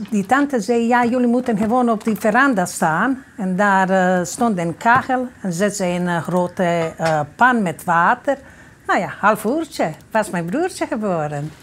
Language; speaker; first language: Dutch; non-native, fluent; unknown